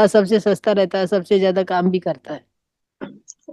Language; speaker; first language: Hindi; native; Hindi